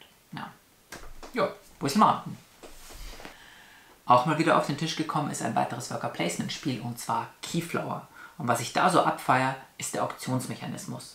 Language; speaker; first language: German; native; German